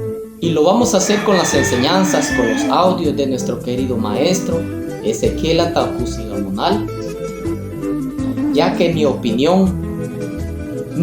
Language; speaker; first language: Spanish; native; Spanish